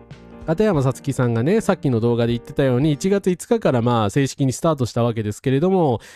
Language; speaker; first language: Japanese; native; Japanese